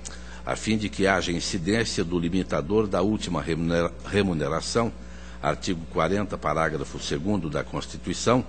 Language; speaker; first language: Portuguese; native; Portuguese